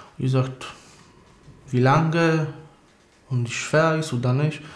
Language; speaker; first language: German; non-native, learner; Polish